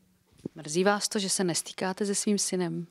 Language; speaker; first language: Czech; native; Czech